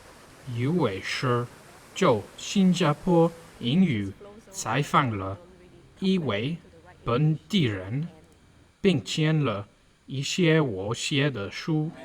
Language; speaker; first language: Chinese; non-native, learner; English